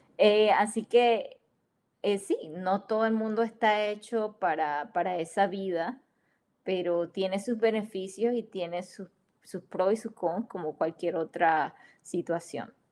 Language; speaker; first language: Spanish; native; Spanish